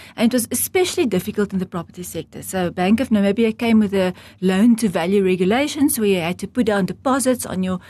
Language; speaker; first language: English; non-native, local second language; Afrikaans